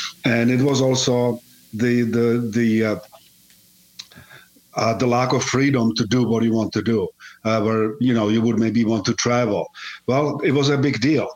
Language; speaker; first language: English; non-native, fluent; Czech